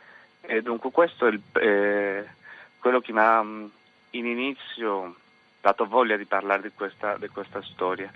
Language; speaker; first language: Italian; non-native, fluent; Spanish